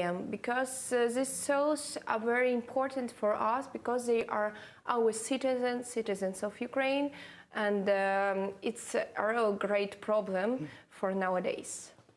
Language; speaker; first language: English; non-native, learner; Ukrainian